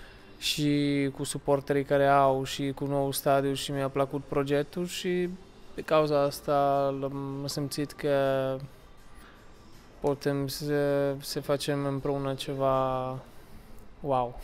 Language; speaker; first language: Romanian; non-native, learner; Slovak